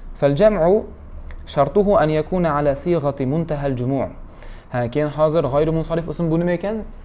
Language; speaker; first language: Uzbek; native; Uzbek